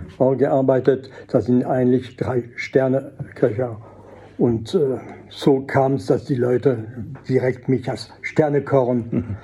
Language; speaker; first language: German; non-native, fluent; French